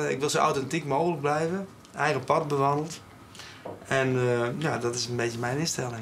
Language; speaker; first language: Dutch; non-native, local second language; Western Frisian